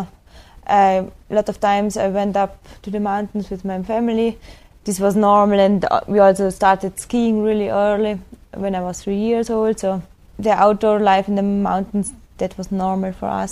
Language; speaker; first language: English; non-native, fluent; German